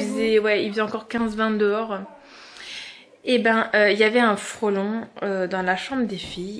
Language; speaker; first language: French; native; French